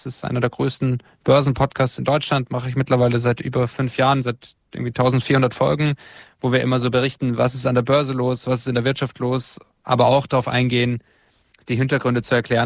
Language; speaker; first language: German; native; German